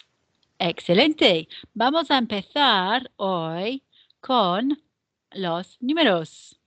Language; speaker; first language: Spanish; non-native, fluent; English